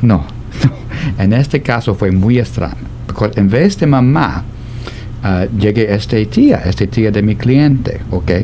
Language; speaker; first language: Spanish; non-native, fluent; English